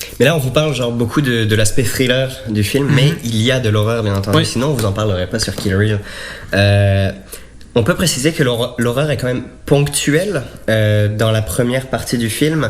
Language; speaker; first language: French; native; French